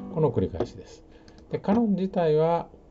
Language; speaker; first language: Japanese; native; Japanese